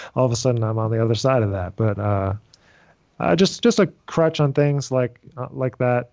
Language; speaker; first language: English; native; English